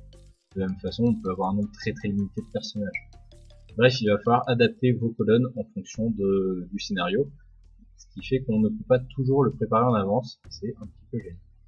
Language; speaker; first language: French; native; French